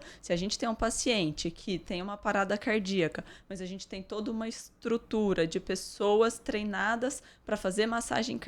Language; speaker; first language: Portuguese; native; Portuguese